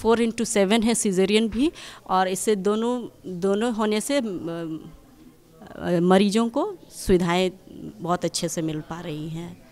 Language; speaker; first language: Hindi; native; Hindi